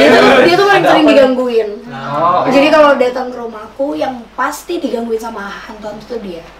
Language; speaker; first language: Indonesian; native; Indonesian